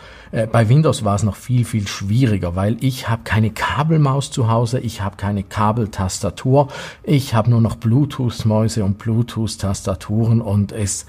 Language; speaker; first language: German; native; German